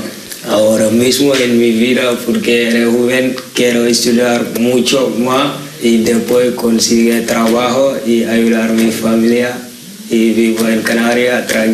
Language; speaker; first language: Spanish; non-native, learner; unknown